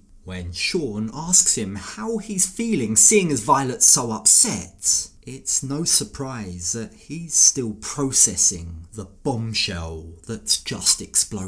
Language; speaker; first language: English; native; English